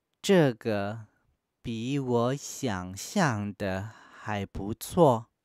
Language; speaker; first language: Chinese; non-native, fluent; Korean